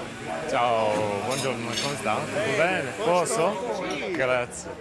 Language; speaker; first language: Italian; non-native, learner; English